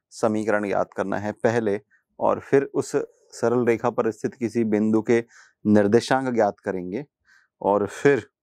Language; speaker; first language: Hindi; native; Hindi